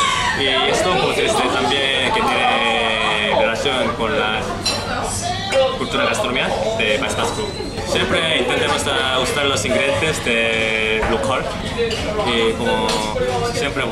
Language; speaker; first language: Spanish; non-native, learner; Korean